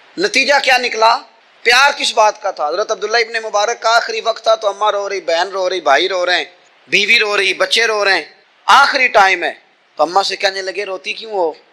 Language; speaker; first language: Urdu; non-native, local second language; Punjabi